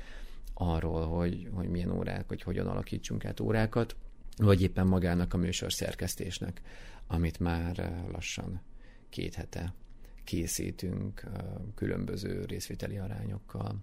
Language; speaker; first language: Hungarian; native; Hungarian